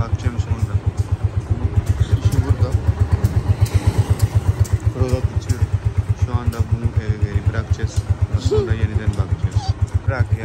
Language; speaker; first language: Turkish; non-native, learner; Urdu